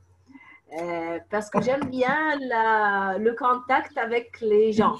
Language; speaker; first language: French; non-native, fluent; Arabic